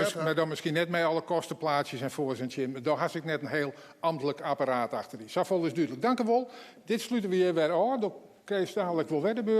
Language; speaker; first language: Dutch; non-native, local second language; Western Frisian